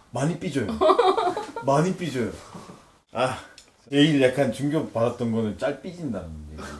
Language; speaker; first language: Korean; non-native, fluent; Spanish